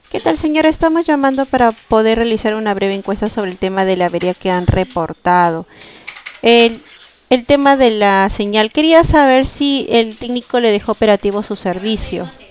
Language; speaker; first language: Spanish; native; Spanish